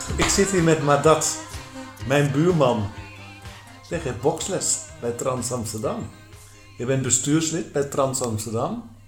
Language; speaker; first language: Dutch; native; Dutch